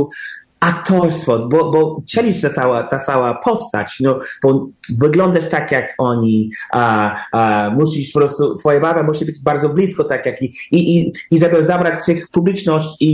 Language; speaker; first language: Polish; early bilingual, heritage; English